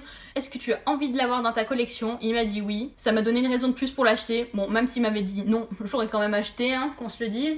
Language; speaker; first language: French; native; French